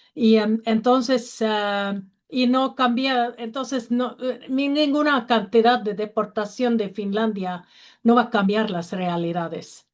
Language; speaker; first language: Spanish; non-native, learner; Finnish